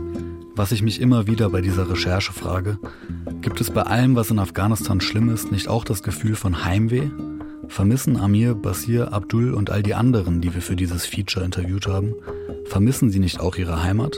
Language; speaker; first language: German; native; German